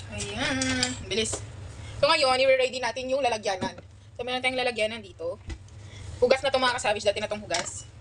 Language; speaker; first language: Filipino; non-native, local second language; Iloko